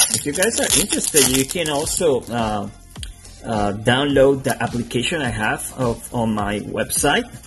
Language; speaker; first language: English; non-native, fluent; Spanish